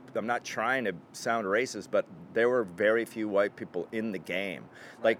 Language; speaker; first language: English; native; English